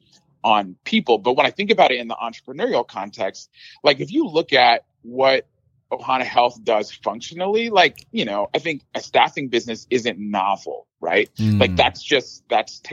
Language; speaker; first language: English; native; English